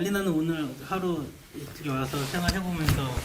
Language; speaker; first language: Korean; native; Korean